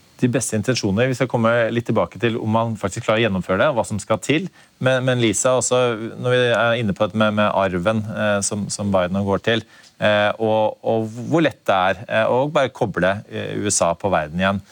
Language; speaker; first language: Norwegian; native; Norwegian